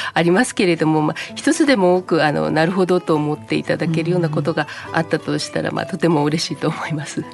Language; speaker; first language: Japanese; native; Japanese